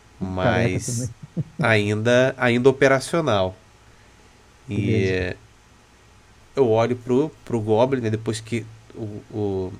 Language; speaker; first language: Portuguese; native; Portuguese